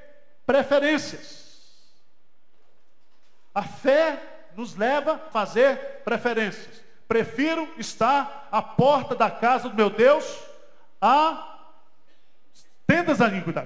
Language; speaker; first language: Portuguese; native; Portuguese